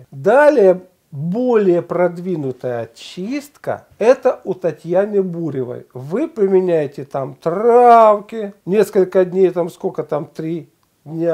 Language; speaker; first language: Russian; native; Russian